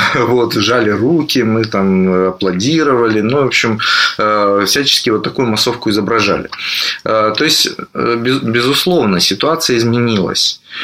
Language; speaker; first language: Russian; native; Russian